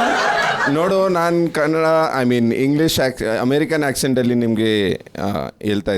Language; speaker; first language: Kannada; non-native, learner; Punjabi